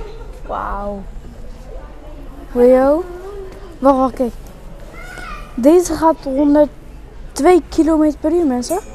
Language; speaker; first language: Dutch; early bilingual, other home language; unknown